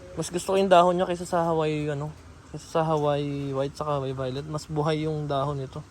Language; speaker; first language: Filipino; native; Filipino